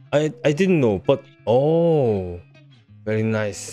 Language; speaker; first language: English; non-native, learner; Korean